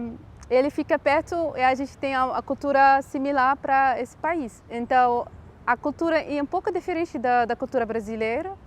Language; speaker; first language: Portuguese; non-native, fluent; Arabic